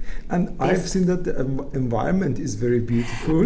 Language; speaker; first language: English; non-native, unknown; Persian